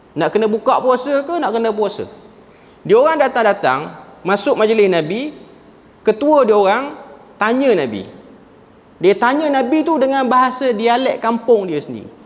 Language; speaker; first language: Malay; native; Malay